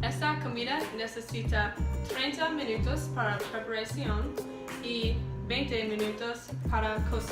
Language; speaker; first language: Spanish; non-native, learner; English